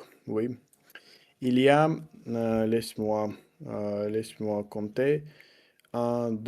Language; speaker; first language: French; non-native, learner; Russian